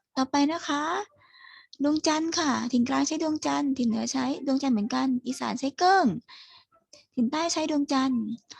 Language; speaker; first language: Thai; native; Thai